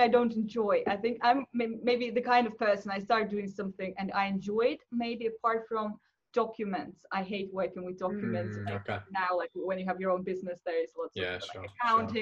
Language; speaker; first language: English; non-native, fluent; Russian